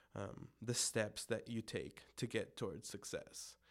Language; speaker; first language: English; early bilingual, other home language; Spanish